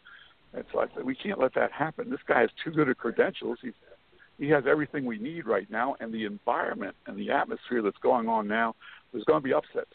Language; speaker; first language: English; native; English